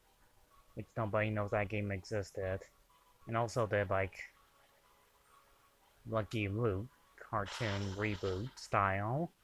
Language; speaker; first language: English; native; English